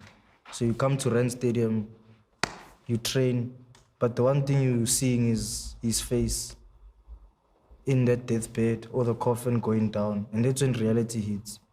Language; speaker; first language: English; non-native, local second language; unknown